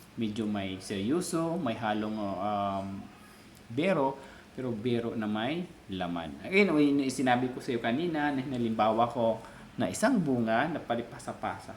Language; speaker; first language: Filipino; non-native, local second language; Cebuano